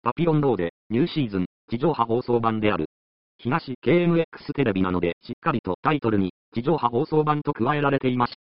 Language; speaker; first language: Japanese; native; Japanese